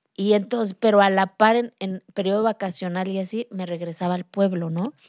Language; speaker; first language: Spanish; non-native, local second language; Zapotec